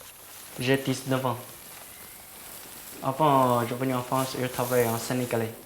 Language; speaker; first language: French; non-native, learner; Chinese